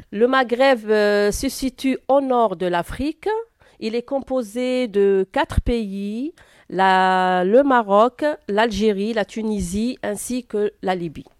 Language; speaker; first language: French; non-native, local second language; Arabic